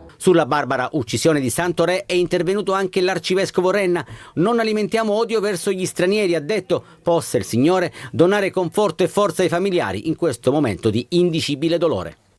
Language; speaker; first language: Italian; native; Italian